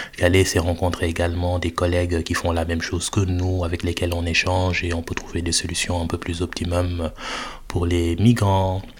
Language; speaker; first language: French; non-native, local second language; Wolof